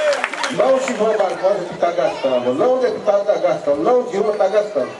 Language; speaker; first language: Portuguese; non-native, local second language; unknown